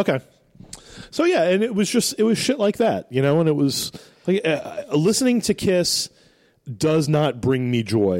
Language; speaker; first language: English; native; English